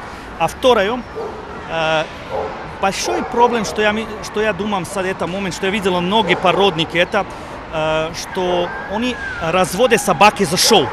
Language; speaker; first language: Russian; non-native, learner; Serbian